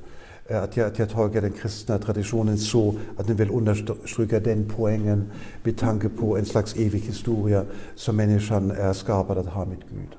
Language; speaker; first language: Swedish; non-native, fluent; German